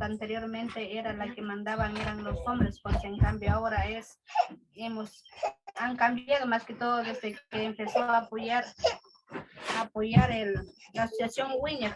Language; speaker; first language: Spanish; non-native, local second language; Quechua